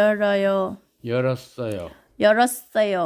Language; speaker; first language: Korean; non-native, fluent; Thai